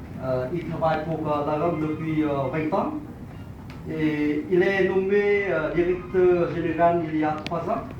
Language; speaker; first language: French; non-native, learner; Vietnamese